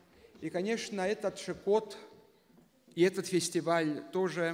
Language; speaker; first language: Russian; non-native, local second language; Estonian